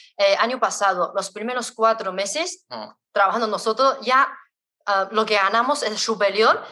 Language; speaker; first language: Spanish; non-native, fluent; Chinese